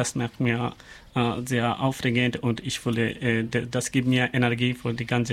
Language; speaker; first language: German; non-native, learner; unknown